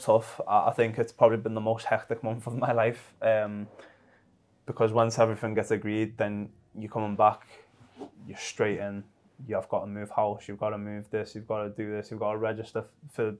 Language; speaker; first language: English; native; English